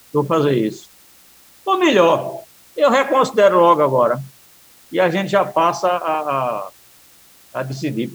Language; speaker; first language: Portuguese; native; Portuguese